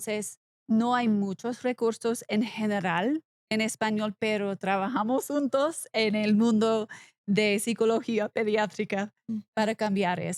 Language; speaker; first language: Spanish; non-native, learner; English